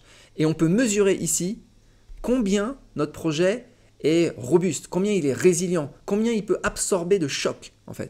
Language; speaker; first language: French; native; French